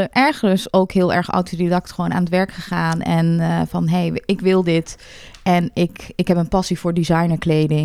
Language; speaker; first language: Dutch; native; Dutch